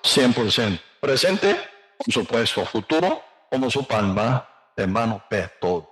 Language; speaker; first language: Spanish; non-native, learner; Korean